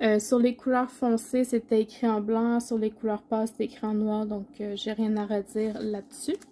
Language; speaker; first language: French; native; French